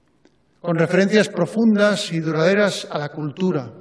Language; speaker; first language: Spanish; native; Spanish